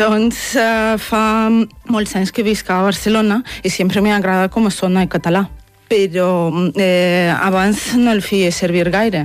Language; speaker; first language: Catalan; non-native, learner; Russian